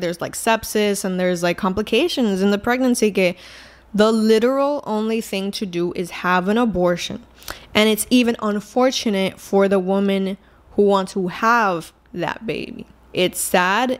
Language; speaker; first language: English; non-native, local second language; Spanish